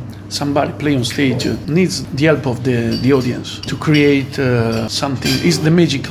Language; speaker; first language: English; non-native, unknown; Italian